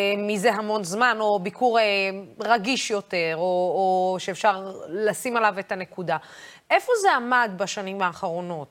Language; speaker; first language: Hebrew; non-native, local second language; Arabic